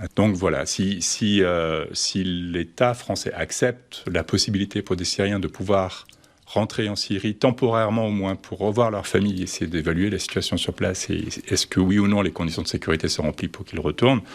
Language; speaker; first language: French; native; French